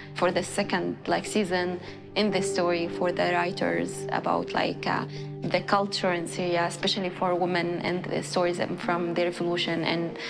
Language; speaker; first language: English; non-native, fluent; Arabic